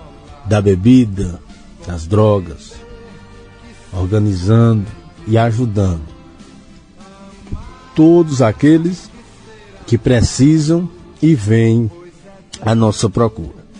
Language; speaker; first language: Portuguese; native; Portuguese